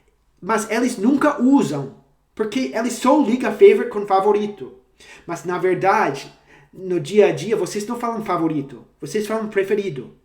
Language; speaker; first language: Portuguese; non-native, fluent; English